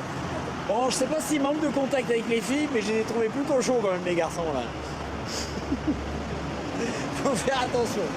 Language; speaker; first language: French; native; French